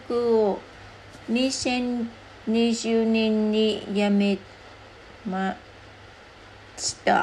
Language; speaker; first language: Japanese; non-native, learner; Vietnamese